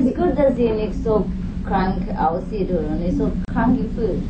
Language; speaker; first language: German; non-native, learner; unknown